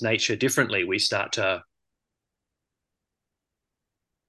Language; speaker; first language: English; native; English